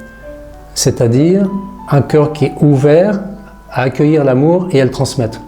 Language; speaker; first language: French; native; French